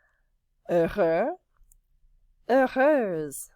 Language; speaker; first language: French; non-native, fluent; English